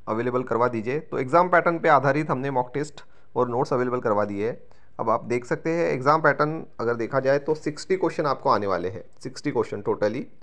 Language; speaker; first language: Hindi; non-native, local second language; Marathi